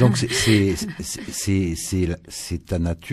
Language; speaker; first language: French; native; French